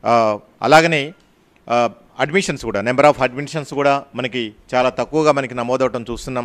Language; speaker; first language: Telugu; native; Telugu